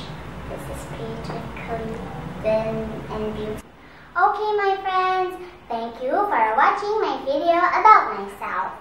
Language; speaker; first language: English; non-native, learner; Indonesian